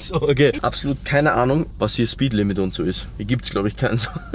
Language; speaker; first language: German; native; German